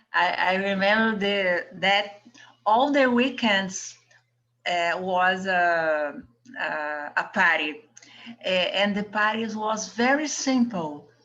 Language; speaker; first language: English; non-native, learner; Portuguese